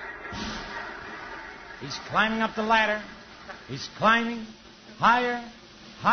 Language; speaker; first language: English; native; English